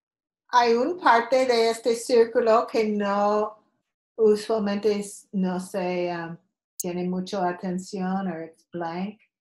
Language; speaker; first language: Spanish; non-native, learner; English